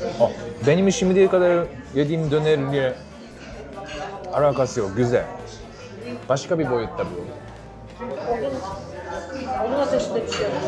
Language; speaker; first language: Turkish; non-native, fluent; Japanese